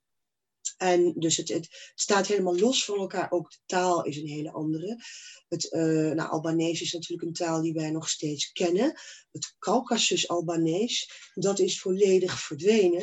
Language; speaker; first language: Dutch; native; Dutch